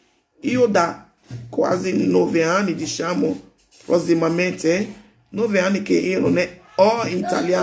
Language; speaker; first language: Italian; non-native, learner; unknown